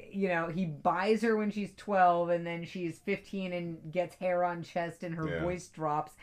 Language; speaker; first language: English; native; English